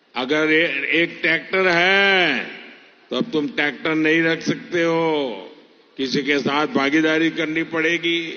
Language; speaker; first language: Hindi; non-native, local second language; Gujarati